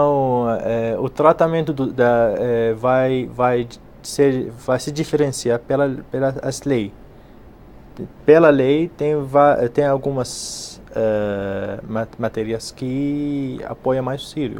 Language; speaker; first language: Portuguese; non-native, fluent; Arabic